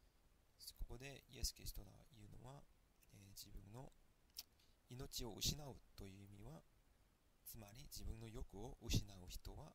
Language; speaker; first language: Japanese; non-native, fluent; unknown